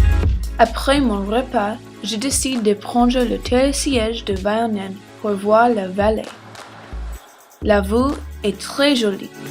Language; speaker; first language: French; non-native, learner; English